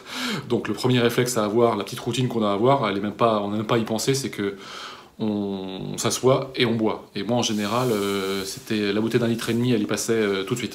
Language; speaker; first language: French; native; French